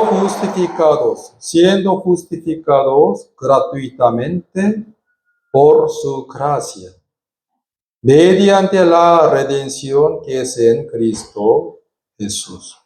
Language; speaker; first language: Spanish; non-native, fluent; Korean